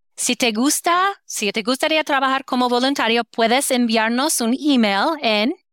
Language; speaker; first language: Spanish; non-native, fluent; English